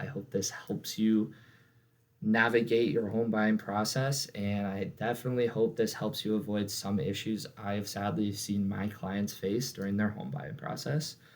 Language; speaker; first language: English; native; English